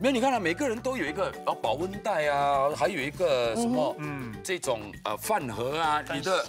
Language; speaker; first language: Chinese; native; Chinese